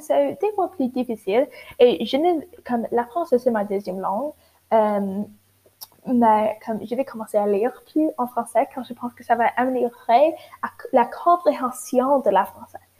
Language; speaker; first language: French; non-native, learner; English